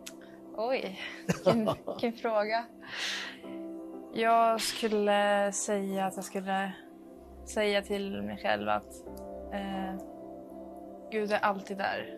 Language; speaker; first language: Swedish; early bilingual, other home language; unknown